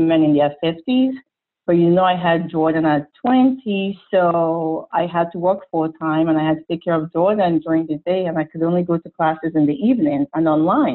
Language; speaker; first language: English; non-native, local second language; Igbo